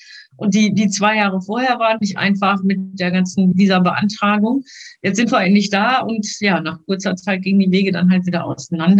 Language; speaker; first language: German; native; German